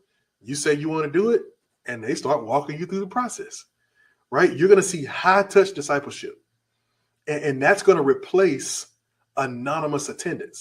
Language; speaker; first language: English; native; English